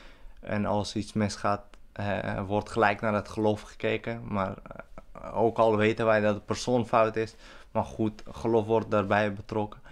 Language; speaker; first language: Dutch; early bilingual, other home language; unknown